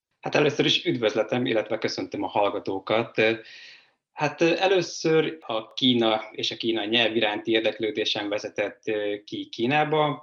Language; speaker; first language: Hungarian; native; Hungarian